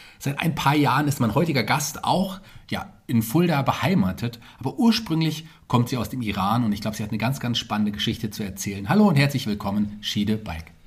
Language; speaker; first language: German; native; German